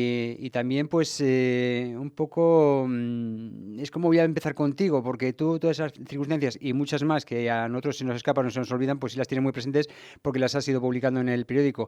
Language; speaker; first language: Spanish; native; Spanish